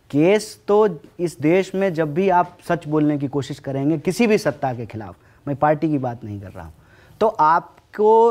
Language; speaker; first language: Hindi; native; Hindi